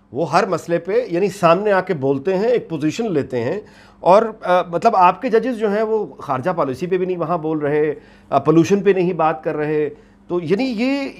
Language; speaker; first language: Urdu; native; Urdu